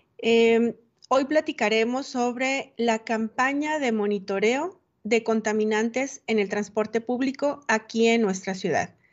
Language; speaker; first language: Spanish; native; Spanish